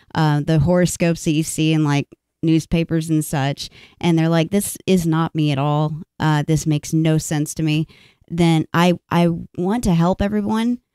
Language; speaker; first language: English; native; English